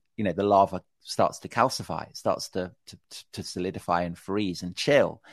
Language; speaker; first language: English; native; English